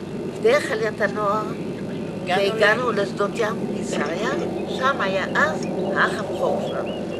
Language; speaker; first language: Hebrew; early bilingual, other home language; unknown